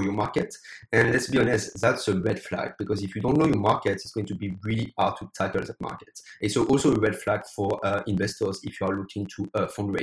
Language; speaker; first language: English; non-native, fluent; French